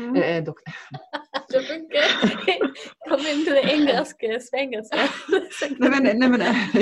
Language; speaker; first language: Swedish; non-native, fluent; English